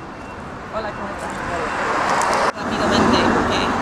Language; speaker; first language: Spanish; non-native, learner; English